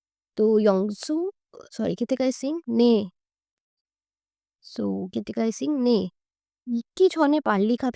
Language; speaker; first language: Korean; non-native, fluent; Hindi